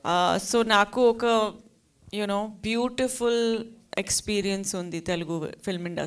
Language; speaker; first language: Telugu; non-native, fluent; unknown